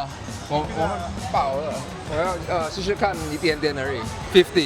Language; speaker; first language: Chinese; non-native, learner; Indonesian